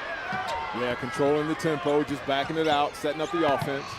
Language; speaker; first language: English; native; English